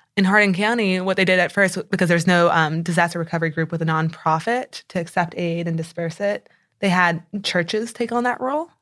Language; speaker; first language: English; native; English